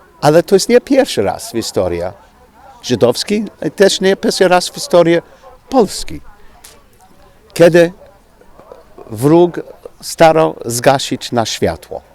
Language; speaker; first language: Polish; non-native, learner; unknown